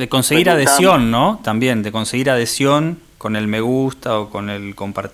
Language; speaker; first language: Spanish; native; Spanish